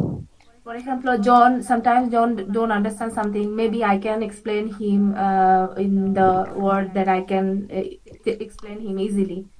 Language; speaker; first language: English; non-native, fluent; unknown